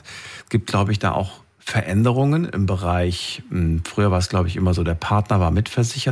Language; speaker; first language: German; native; German